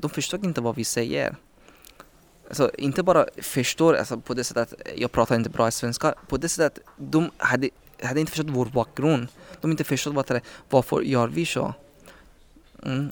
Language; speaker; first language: Swedish; non-native, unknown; Persian